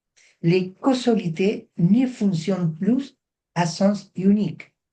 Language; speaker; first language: French; non-native, fluent; Spanish